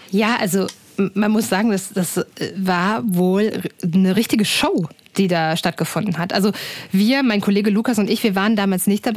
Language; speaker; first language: German; native; German